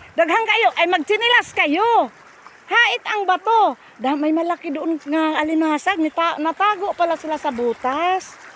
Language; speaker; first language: Filipino; native; Filipino